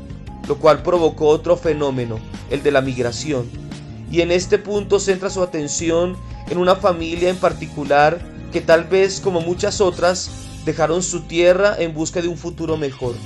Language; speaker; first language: Spanish; native; Spanish